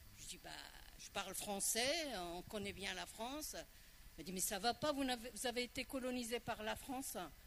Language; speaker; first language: French; non-native, local second language; Arabic